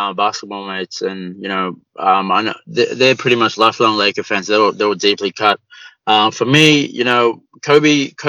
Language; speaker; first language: English; native; English